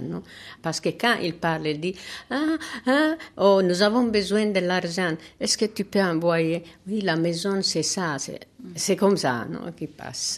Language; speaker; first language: French; non-native, learner; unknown